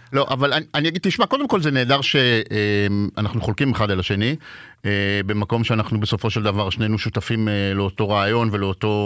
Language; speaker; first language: Hebrew; native; Hebrew